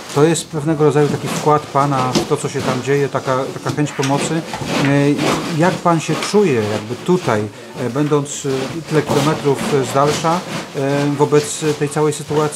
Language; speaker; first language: Polish; native; Polish